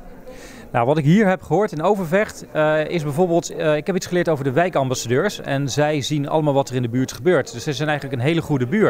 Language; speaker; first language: Dutch; native; Dutch